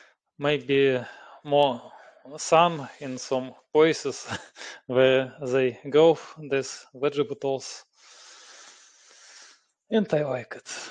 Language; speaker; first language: English; non-native, learner; Russian